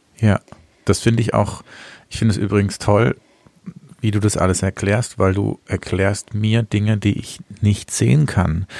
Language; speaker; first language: German; native; German